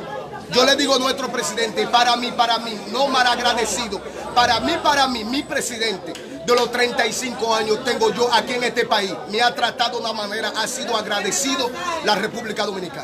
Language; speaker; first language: Spanish; non-native, learner; Haitian Creole